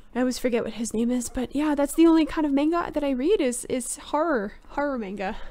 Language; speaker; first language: English; native; English